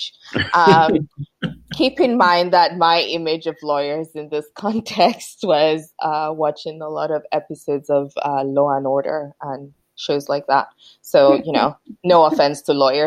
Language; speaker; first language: English; non-native, local second language; Yoruba